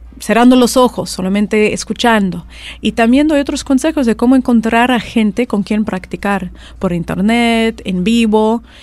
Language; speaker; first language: Spanish; non-native, fluent; Russian